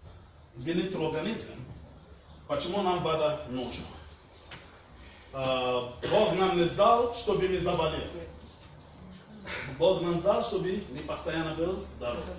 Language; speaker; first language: Russian; non-native, learner; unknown